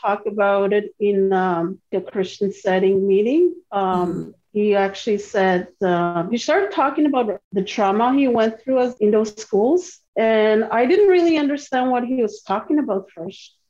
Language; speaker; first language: English; non-native, fluent; Cree